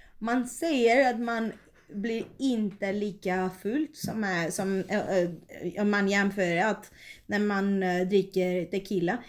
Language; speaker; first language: Swedish; non-native, fluent; Spanish